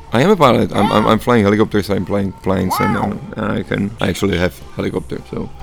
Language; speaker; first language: English; non-native, fluent; Czech